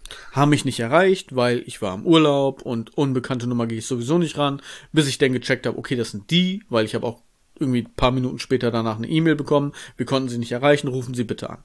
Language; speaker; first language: German; native; German